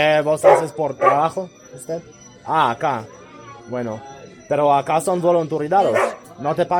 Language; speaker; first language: Spanish; non-native, learner; English